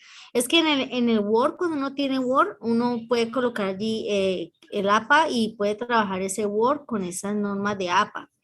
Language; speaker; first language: Spanish; native; Spanish